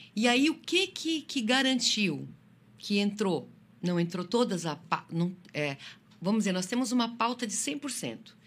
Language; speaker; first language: Portuguese; native; Portuguese